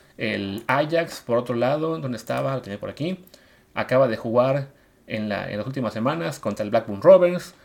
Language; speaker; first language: Spanish; native; Spanish